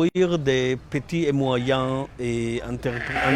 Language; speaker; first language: French; non-native, learner; Hebrew